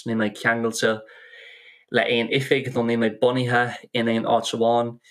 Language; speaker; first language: Irish; non-native, local second language; English